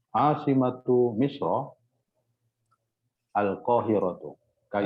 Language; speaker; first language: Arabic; non-native, fluent; Indonesian